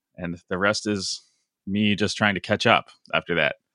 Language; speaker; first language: English; native; English